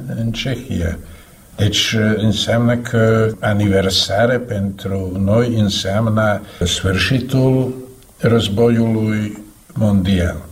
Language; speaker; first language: Romanian; non-native, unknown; Czech